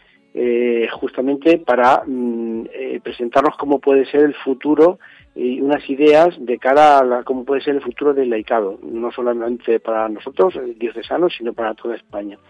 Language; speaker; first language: Spanish; native; Spanish